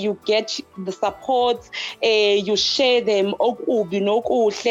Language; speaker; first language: English; non-native, local second language; Zulu